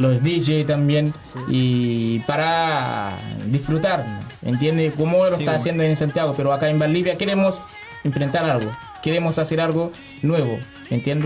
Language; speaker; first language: Spanish; non-native, learner; Haitian Creole